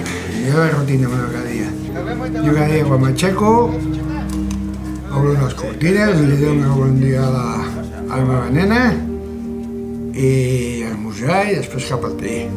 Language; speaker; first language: Catalan; non-native, local second language; Spanish